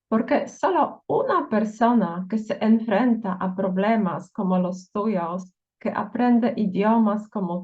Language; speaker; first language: Spanish; non-native, fluent; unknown